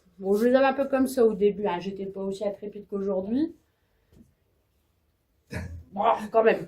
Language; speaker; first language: French; native; French